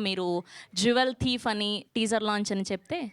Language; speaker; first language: Telugu; native; Telugu